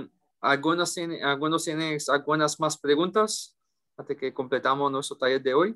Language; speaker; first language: Spanish; early bilingual, heritage; English